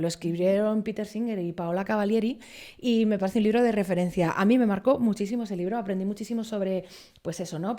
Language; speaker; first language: Spanish; native; Spanish